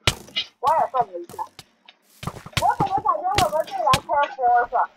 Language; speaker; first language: Chinese; native; Chinese